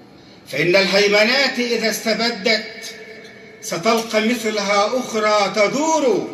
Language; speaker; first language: Arabic; native; Arabic